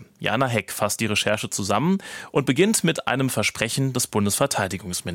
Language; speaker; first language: German; native; German